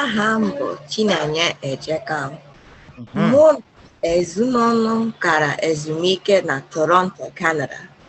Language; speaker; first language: Igbo; early bilingual, heritage; Igbo